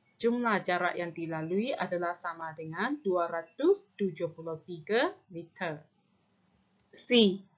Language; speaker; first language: Malay; non-native, local second language; Chinese